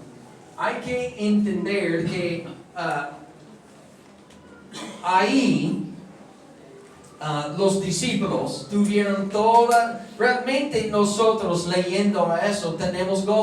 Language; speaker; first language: Spanish; non-native, fluent; English